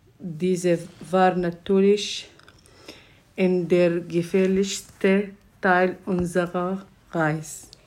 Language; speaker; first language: German; non-native, learner; Arabic